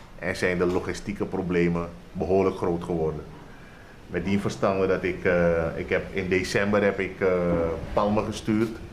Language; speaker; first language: Dutch; native; Dutch